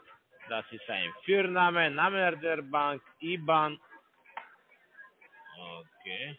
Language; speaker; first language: German; non-native, learner; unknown